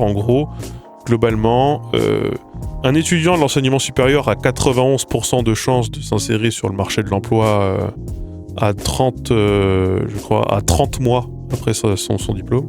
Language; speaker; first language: French; native; French